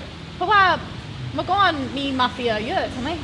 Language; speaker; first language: Thai; non-native, learner; English